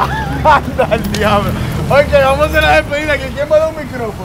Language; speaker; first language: Spanish; native; Spanish